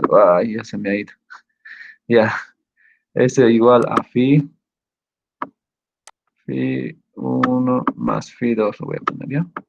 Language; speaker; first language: Spanish; native; Spanish